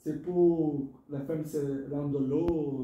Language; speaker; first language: French; non-native, learner; Portuguese